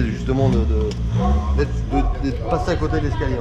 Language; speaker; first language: French; native; French